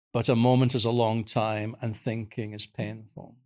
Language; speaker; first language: English; native; English